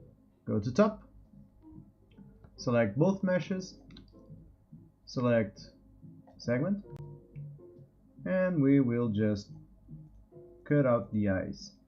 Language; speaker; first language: English; non-native, fluent; Portuguese